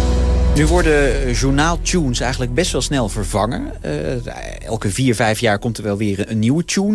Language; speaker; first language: Dutch; native; Dutch